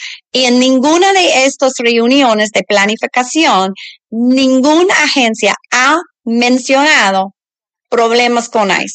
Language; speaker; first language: Spanish; early bilingual, other home language; English